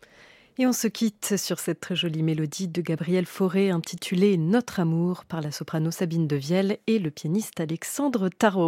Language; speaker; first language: French; native; French